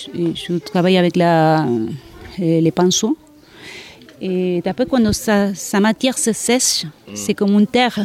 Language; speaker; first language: French; non-native, learner; Spanish